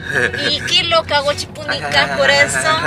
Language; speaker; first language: Korean; non-native, learner; Spanish